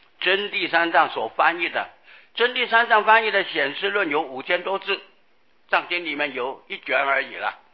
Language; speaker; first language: Chinese; non-native, local second language; Hakka Chinese